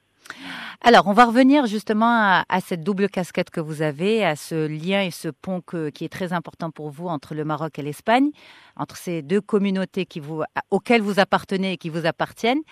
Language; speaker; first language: French; non-native, local second language; Arabic